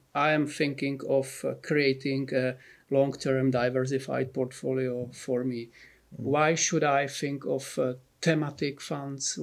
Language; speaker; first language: English; non-native, fluent; Czech